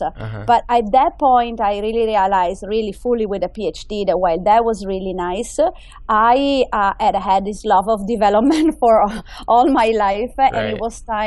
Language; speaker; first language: English; non-native, fluent; Italian